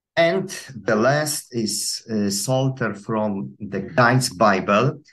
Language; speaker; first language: English; non-native, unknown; Polish